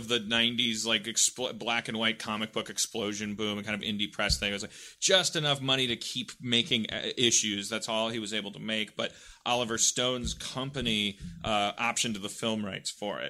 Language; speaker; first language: English; native; English